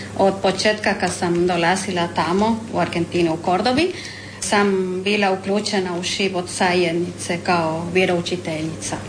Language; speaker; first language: Croatian; non-native, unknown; Spanish